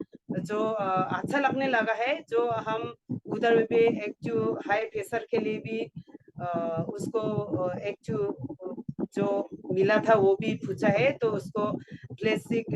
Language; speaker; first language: Hindi; non-native, local second language; Garo